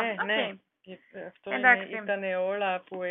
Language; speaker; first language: Greek; non-native, learner; German